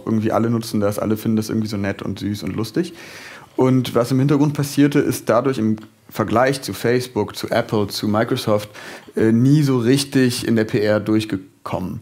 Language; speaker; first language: German; native; German